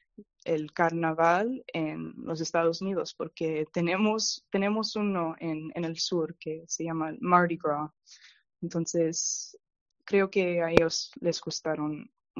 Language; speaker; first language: Spanish; non-native, fluent; English